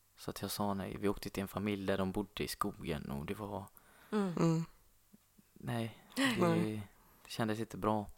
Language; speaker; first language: Swedish; non-native, fluent; Arabic